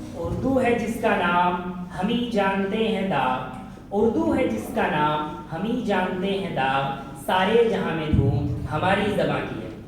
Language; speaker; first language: Urdu; native; Urdu